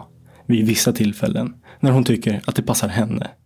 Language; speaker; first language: Swedish; native; Swedish